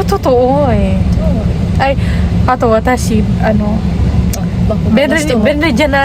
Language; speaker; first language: Japanese; non-native, learner; Filipino